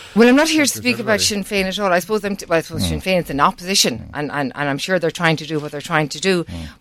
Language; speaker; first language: English; native; English